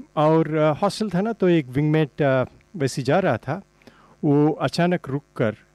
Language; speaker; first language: Hindi; non-native, local second language; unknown